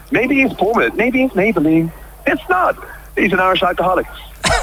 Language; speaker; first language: English; native; English